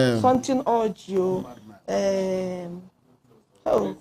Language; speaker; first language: English; non-native, local second language; Igbo